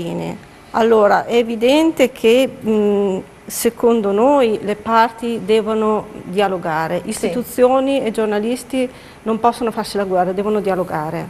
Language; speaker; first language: Italian; native; Italian